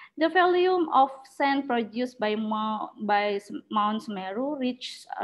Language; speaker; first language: English; non-native, learner; Indonesian